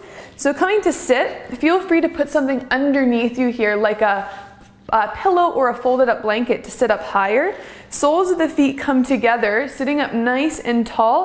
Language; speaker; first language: English; native; English